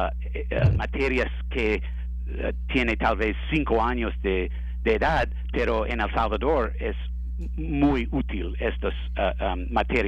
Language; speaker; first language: Spanish; non-native, learner; English